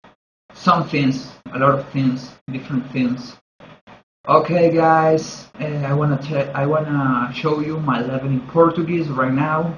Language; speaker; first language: English; non-native, learner; Spanish